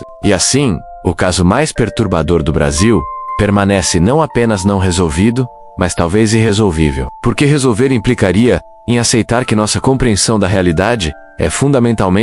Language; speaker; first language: Portuguese; native; Portuguese